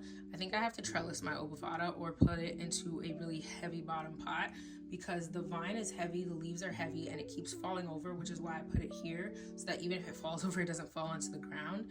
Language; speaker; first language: English; native; English